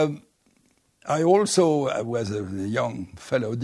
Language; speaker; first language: English; non-native, fluent; French